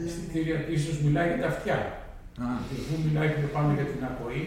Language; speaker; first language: Greek; native; Greek